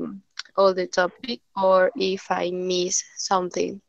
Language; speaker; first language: English; non-native, learner; Spanish